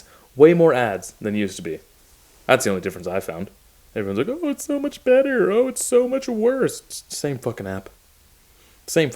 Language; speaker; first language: English; native; English